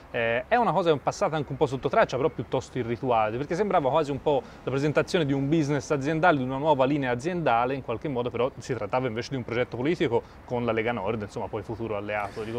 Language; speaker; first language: Italian; native; Italian